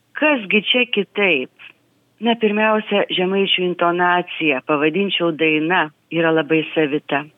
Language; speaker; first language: Lithuanian; native; Lithuanian